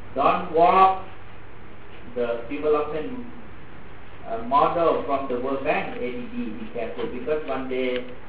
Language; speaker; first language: English; non-native, fluent; Thai